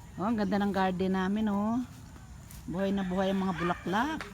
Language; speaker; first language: Filipino; native; Filipino